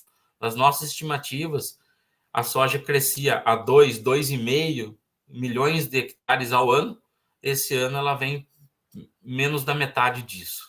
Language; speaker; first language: Portuguese; native; Portuguese